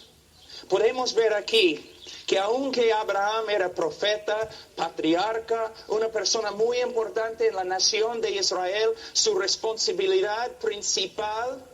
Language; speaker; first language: Spanish; non-native, fluent; English